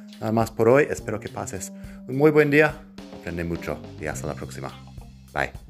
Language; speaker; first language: Spanish; non-native, fluent; English